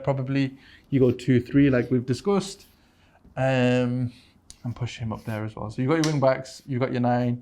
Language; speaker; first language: English; native; English